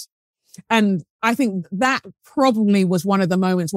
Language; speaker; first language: English; native; English